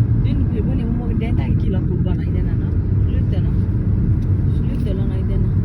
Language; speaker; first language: Norwegian; native; Norwegian